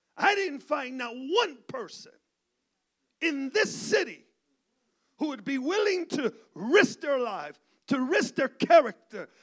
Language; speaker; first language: English; early bilingual, other home language; Spanish